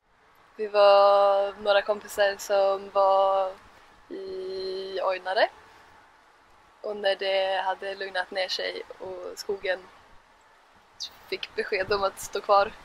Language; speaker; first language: Swedish; native; Swedish